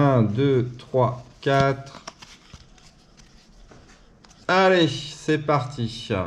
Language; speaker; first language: French; native; French